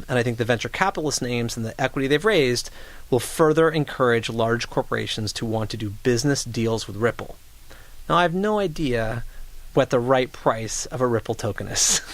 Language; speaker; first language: English; native; English